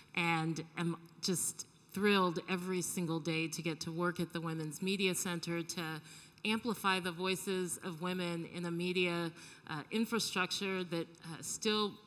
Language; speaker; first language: English; native; English